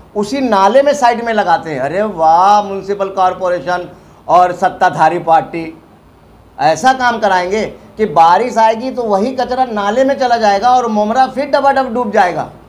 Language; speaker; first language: Hindi; non-native, local second language; Urdu